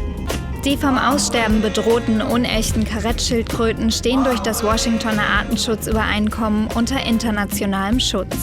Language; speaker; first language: German; native; German